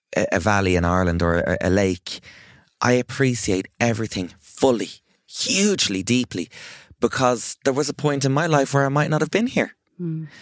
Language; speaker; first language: English; native; English